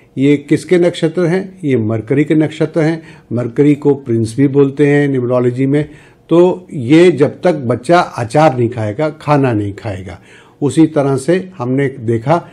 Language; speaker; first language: Hindi; native; Hindi